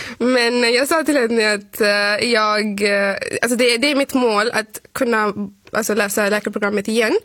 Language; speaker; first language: Swedish; non-native, fluent; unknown